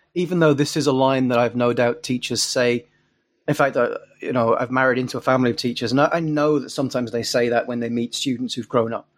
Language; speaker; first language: English; native; English